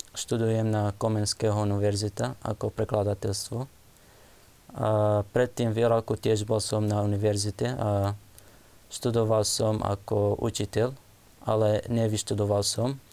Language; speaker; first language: Slovak; non-native, learner; Arabic